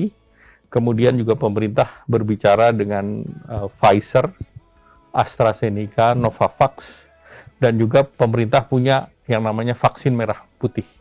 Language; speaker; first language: Indonesian; native; Indonesian